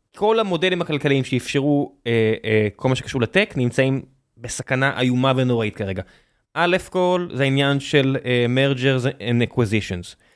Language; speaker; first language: Hebrew; native; Hebrew